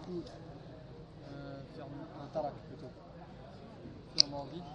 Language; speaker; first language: Arabic; non-native, learner; French